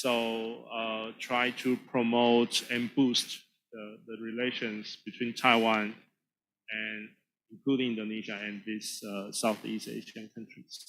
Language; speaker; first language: English; non-native, fluent; Chinese